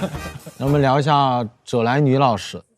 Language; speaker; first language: Chinese; native; Chinese